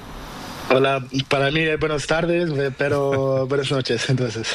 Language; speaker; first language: Spanish; non-native, learner; Portuguese